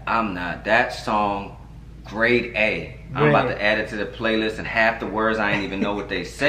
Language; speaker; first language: English; native; English